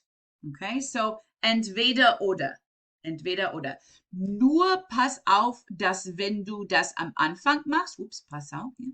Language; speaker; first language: German; non-native, fluent; English